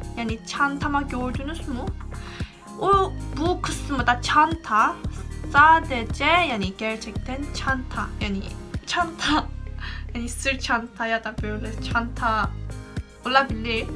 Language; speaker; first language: Turkish; non-native, fluent; Korean